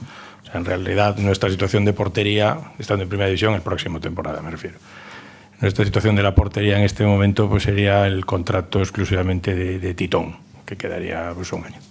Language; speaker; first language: Spanish; native; Spanish